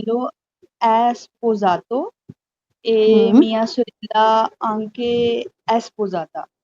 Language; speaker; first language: Italian; non-native, learner; Urdu